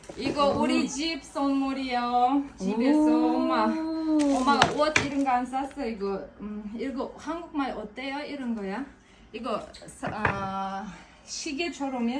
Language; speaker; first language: Korean; non-native, learner; Kazakh